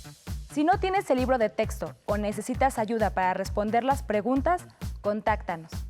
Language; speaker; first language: Spanish; native; Spanish